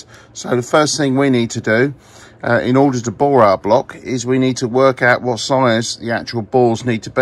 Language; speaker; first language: English; native; English